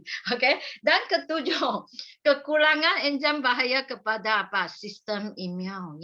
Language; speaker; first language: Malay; non-native, local second language; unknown